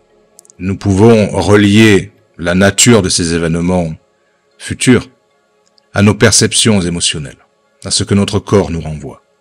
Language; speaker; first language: French; native; French